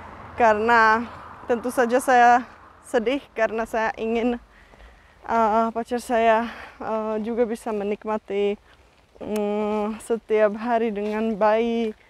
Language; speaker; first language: Indonesian; non-native, fluent; Czech